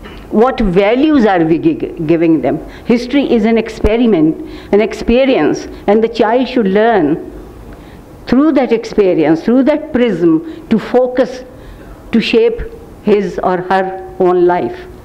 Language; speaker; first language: English; non-native, local second language; Urdu